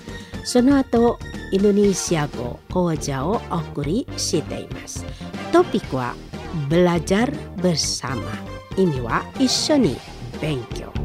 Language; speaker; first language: Japanese; non-native, fluent; Indonesian